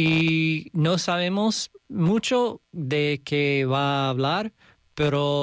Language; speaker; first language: Spanish; non-native, learner; English